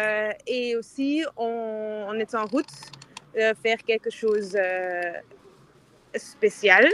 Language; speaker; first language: French; non-native, fluent; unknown